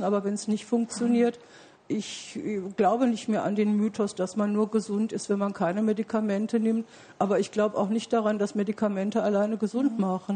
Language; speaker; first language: German; native; German